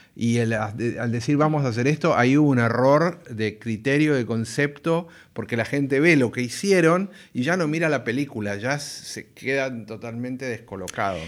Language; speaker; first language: Spanish; native; Spanish